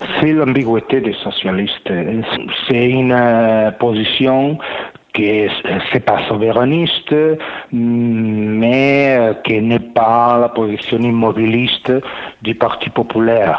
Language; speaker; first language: French; non-native, learner; Catalan